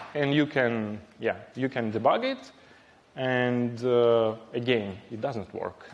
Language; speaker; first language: English; non-native, fluent; Ukrainian